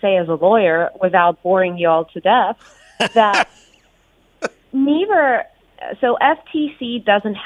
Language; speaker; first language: English; non-native, fluent; Russian